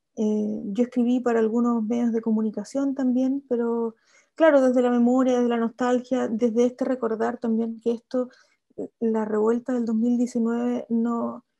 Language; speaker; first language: Spanish; native; Spanish